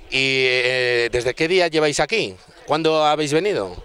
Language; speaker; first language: Spanish; native; Spanish